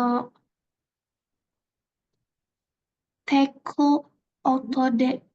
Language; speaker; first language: Japanese; non-native, learner; Indonesian